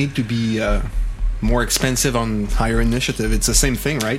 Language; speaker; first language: English; non-native, fluent; French